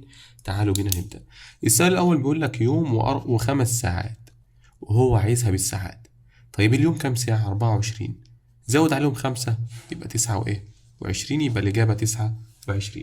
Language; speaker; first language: Arabic; native; Arabic